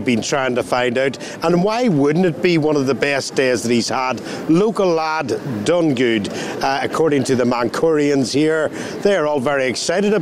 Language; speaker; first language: English; native; English